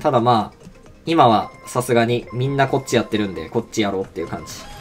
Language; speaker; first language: Japanese; native; Japanese